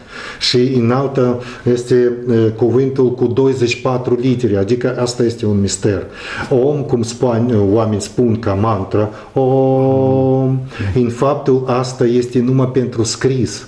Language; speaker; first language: Romanian; non-native, local second language; Russian